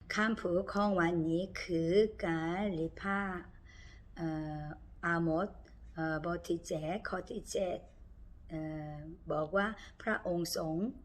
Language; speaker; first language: Thai; non-native, learner; Korean